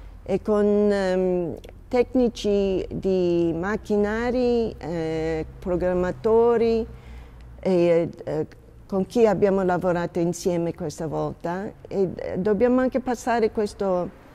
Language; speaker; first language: Italian; non-native, fluent; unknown